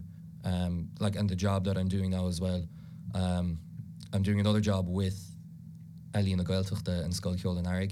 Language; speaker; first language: English; non-native, local second language; Irish